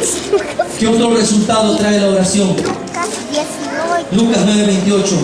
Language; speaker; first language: Spanish; native; Spanish